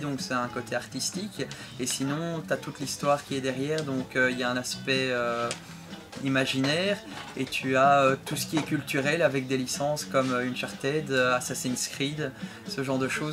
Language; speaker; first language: French; native; French